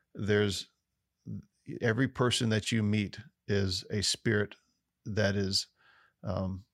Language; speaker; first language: English; native; English